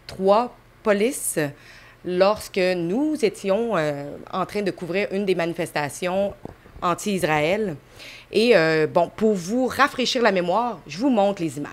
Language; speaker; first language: French; native; French